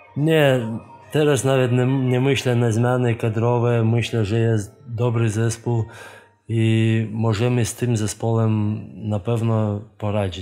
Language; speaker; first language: Polish; non-native, fluent; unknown